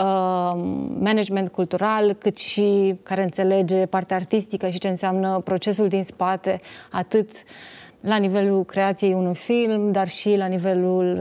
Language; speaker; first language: Romanian; native; Romanian